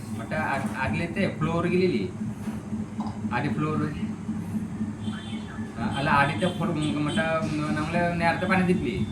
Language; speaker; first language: Malayalam; non-native, fluent; Bangla